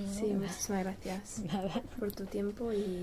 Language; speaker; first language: Spanish; non-native, learner; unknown